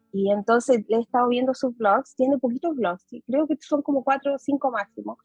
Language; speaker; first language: Spanish; native; Spanish